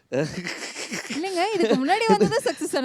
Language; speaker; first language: Tamil; native; Tamil